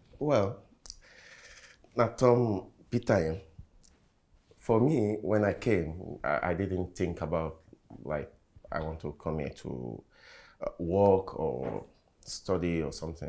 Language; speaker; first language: English; non-native, local second language; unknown